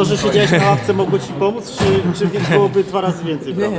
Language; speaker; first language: Polish; native; Polish